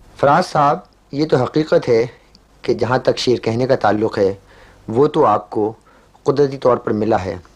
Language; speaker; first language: Urdu; native; Urdu